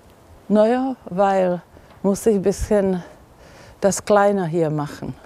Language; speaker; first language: German; non-native, learner; Czech